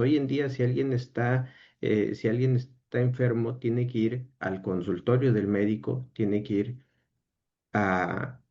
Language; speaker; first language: Spanish; native; Spanish